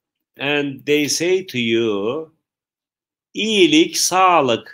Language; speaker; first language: English; non-native, fluent; Turkish